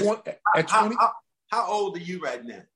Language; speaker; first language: English; native; English